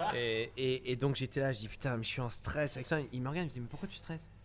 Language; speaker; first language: French; native; French